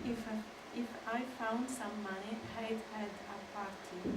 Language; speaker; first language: English; non-native, learner; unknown